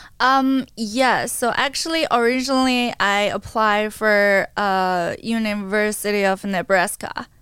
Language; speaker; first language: English; non-native, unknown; Chinese